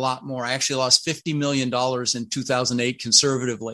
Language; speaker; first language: English; early bilingual, other home language; Dutch